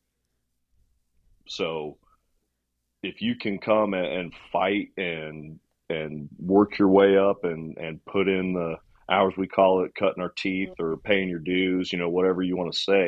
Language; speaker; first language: English; native; English